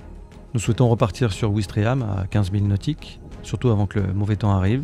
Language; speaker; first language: French; native; French